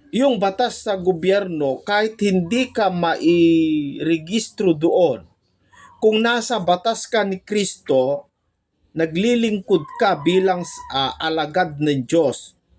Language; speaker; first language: Filipino; non-native, local second language; Iloko